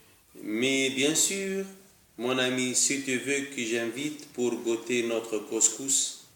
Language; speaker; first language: French; non-native, learner; Arabic